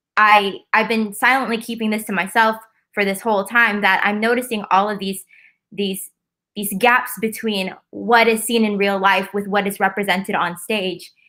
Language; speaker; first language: English; native; English